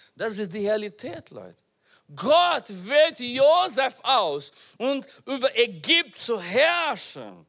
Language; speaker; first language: German; non-native, learner; Portuguese